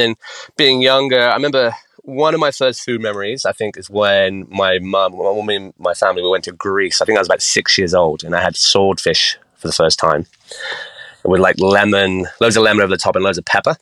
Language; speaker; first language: English; native; English